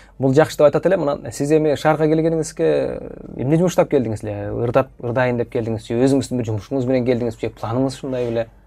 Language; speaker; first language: Kyrgyz; native; Kyrgyz